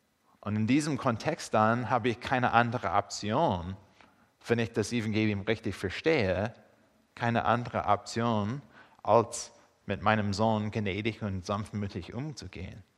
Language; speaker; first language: German; non-native, fluent; English